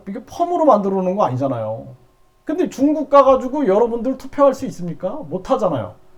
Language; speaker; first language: Korean; native; Korean